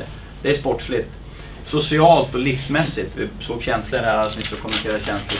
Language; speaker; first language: Swedish; native; Swedish